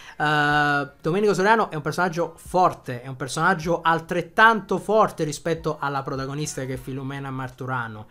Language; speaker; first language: Italian; native; Italian